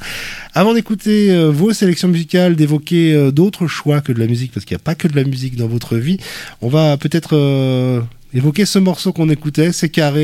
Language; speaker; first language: French; native; French